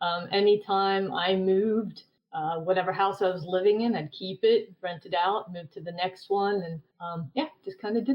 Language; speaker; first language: English; native; English